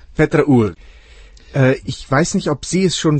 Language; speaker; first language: German; native; German